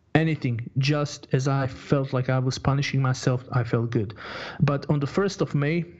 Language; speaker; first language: English; non-native, fluent; Croatian